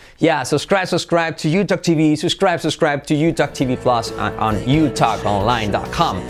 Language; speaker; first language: English; non-native, fluent; Spanish